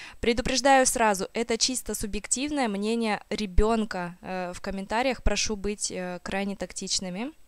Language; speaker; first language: Russian; native; Russian